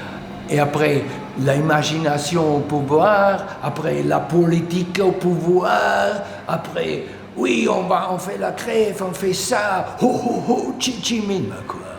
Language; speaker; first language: French; non-native, learner; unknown